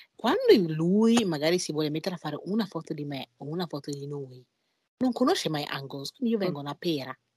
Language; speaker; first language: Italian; native; Italian